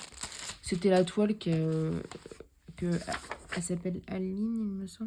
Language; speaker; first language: French; native; French